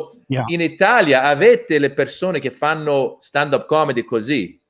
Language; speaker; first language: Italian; non-native, learner; English